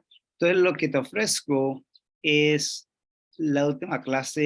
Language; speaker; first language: Spanish; non-native, fluent; English